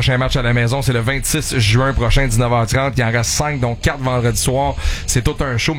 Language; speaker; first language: French; native; French